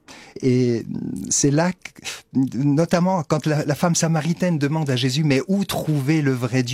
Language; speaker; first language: French; native; French